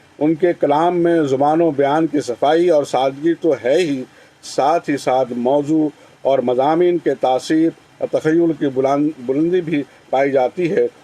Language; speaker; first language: Urdu; native; Urdu